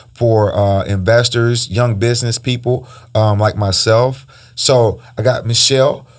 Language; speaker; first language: English; early bilingual, other home language; Spanish